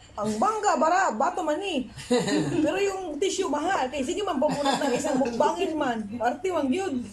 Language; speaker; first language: Filipino; non-native, local second language; Cebuano